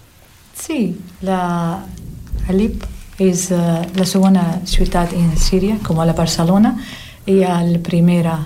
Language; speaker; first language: Catalan; non-native, learner; Arabic